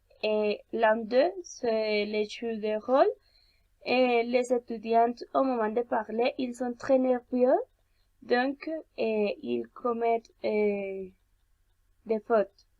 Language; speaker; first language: French; non-native, learner; Spanish